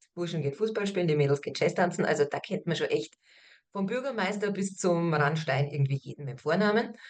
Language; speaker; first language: German; native; German